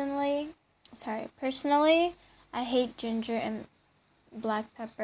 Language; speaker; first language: English; non-native, local second language; Filipino